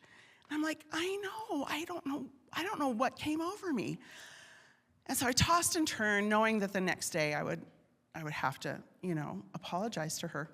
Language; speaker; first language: English; native; English